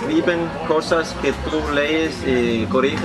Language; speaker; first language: Spanish; non-native, learner; Danish